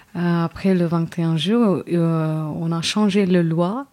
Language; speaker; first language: French; non-native, fluent; Tamil